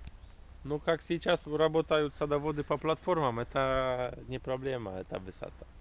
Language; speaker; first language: Russian; non-native, fluent; Polish